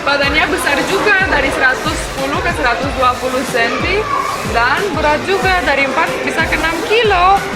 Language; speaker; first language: Indonesian; non-native, fluent; Romanian